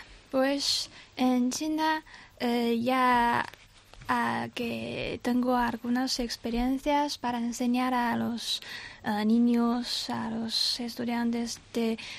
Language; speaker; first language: Spanish; non-native, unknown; Chinese